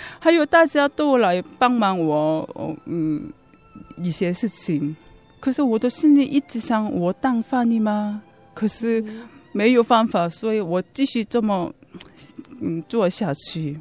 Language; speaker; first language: Chinese; non-native, fluent; Korean